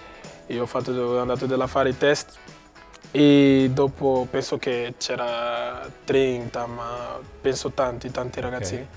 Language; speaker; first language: Italian; non-native, learner; Portuguese